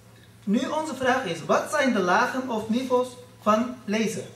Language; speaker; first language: Dutch; non-native, fluent; Turkish